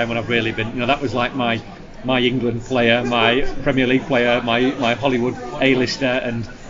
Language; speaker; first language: English; native; English